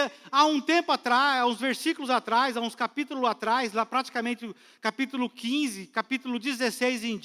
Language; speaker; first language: Portuguese; native; Portuguese